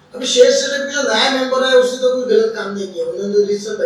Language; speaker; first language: Hindi; non-native, local second language; Marathi